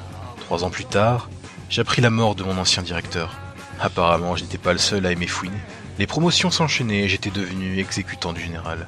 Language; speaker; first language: French; native; French